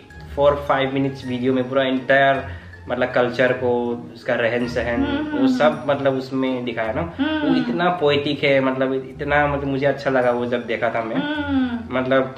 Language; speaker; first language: Hindi; non-native, learner; Korean